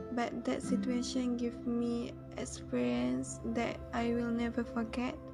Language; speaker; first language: English; non-native, learner; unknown